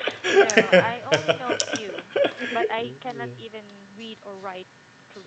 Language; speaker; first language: English; non-native, fluent; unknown